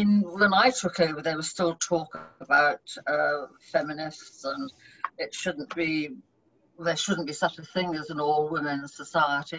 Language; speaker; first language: English; native; English